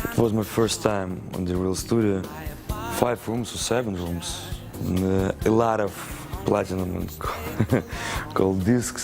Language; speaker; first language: English; non-native, learner; Russian